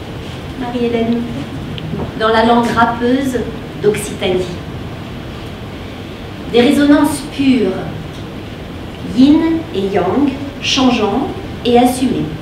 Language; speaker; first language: French; native; French